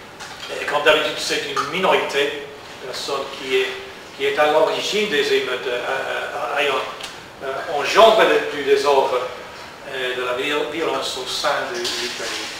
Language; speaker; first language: French; non-native, learner; English